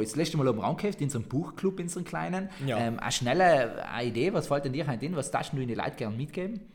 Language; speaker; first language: German; native; German